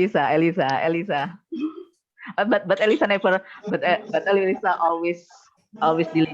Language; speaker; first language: English; non-native, fluent; Indonesian